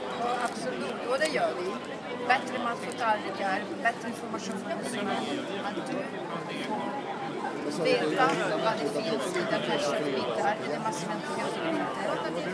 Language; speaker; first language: Swedish; non-native, fluent; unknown